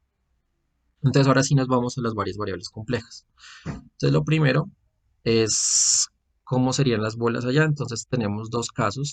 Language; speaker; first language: Spanish; native; Spanish